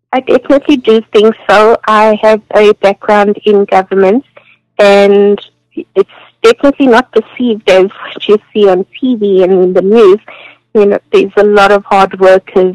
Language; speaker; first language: English; native; English